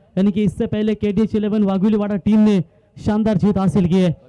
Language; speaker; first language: Hindi; non-native, local second language; Marathi